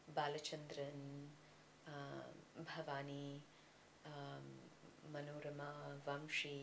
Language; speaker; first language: English; non-native, local second language; Tamil